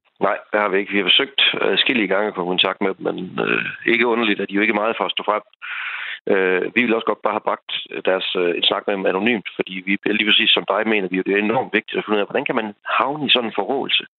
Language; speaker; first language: Danish; native; Danish